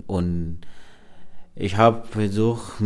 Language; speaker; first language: German; non-native, learner; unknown